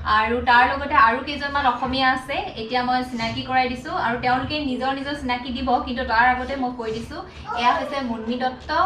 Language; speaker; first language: Assamese; non-native, local second language; Mising